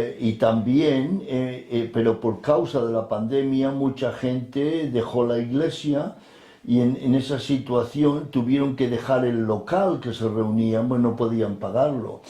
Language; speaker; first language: Spanish; native; Spanish